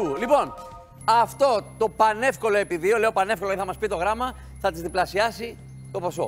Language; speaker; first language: Greek; native; Greek